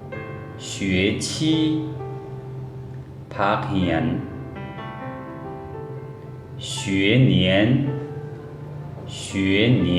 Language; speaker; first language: Chinese; non-native, fluent; Lao